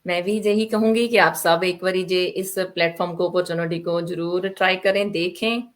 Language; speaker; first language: Hindi; non-native, local second language; Punjabi